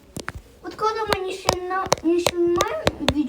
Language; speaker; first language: Russian; non-native, local second language; Kazakh